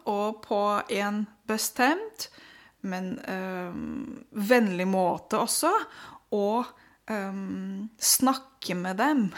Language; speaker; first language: Norwegian; non-native, fluent; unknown